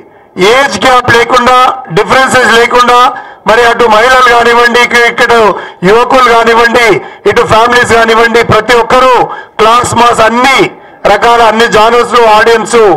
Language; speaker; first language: Telugu; native; Telugu